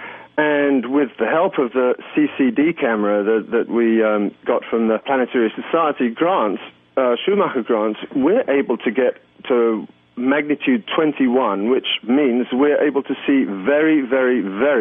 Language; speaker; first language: English; native; English